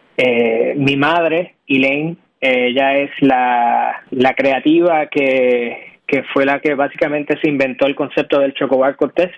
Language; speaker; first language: Spanish; native; Spanish